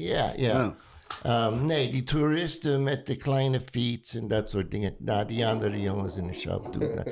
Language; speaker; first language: Dutch; non-native, learner; English